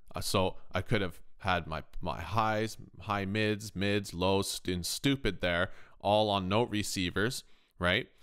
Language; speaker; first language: English; native; English